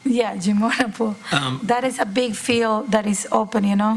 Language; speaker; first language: English; non-native, fluent; Spanish